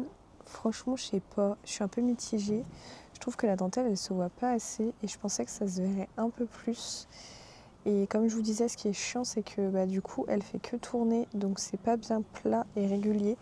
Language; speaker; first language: French; native; French